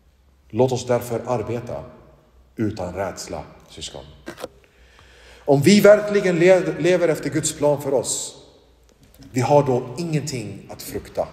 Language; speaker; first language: Swedish; non-native, local second language; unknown